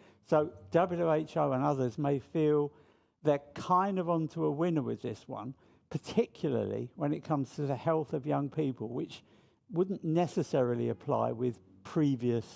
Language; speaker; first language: English; native; English